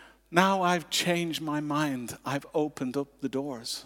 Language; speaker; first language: English; native; English